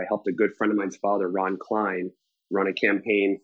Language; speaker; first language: English; native; English